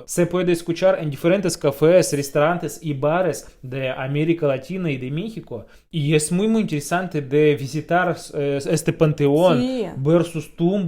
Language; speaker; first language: Spanish; non-native, fluent; Russian